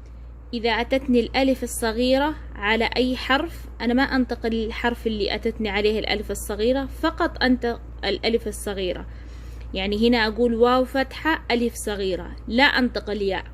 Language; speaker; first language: Arabic; non-native, fluent; Oromo